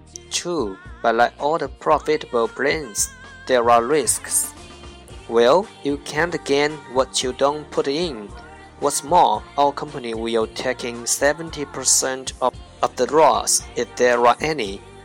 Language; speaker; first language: English; non-native, fluent; Chinese